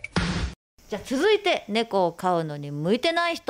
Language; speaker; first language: Japanese; native; Japanese